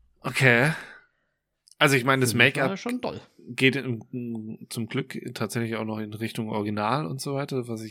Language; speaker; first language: German; native; German